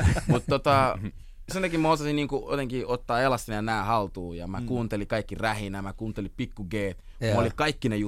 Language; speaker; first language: Finnish; early bilingual, other home language; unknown